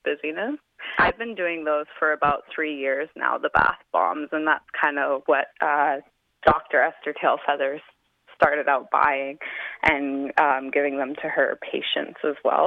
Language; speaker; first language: English; native; English